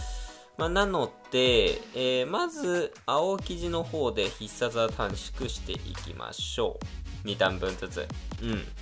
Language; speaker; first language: Japanese; native; Japanese